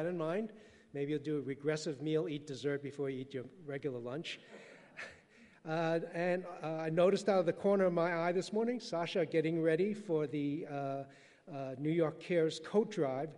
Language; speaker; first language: English; early bilingual, other home language; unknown